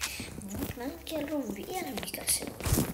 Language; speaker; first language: Finnish; early bilingual, other home language; Russian